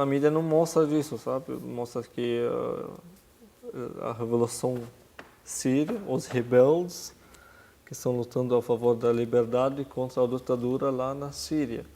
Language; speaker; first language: Portuguese; non-native, fluent; Arabic